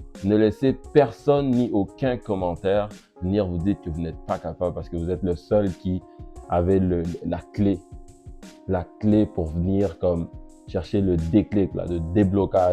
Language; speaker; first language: French; native; French